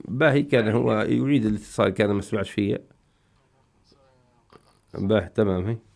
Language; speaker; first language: Arabic; native; Arabic